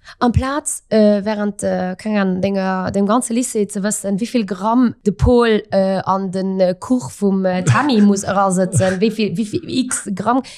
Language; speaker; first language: Luxembourgish; early bilingual, other home language; Portuguese